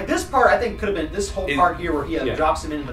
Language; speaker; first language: English; native; English